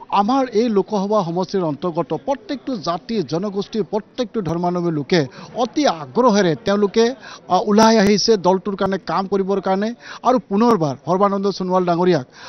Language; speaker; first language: Assamese; native; Assamese